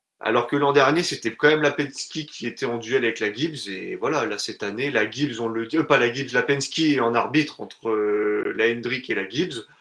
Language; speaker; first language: French; native; French